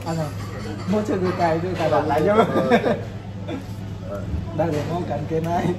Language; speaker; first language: Japanese; non-native, learner; Vietnamese